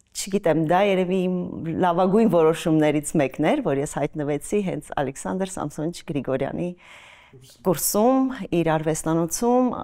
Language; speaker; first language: Armenian; native; Armenian